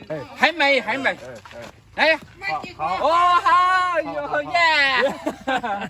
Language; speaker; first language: Chinese; non-native, learner; English